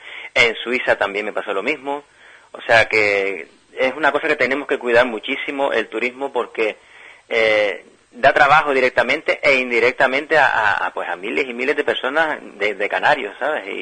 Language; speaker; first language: Spanish; native; Spanish